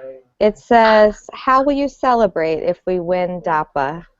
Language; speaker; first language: English; native; English